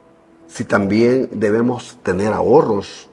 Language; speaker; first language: Spanish; native; Spanish